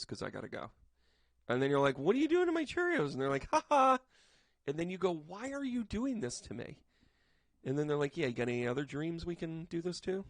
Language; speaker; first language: English; native; English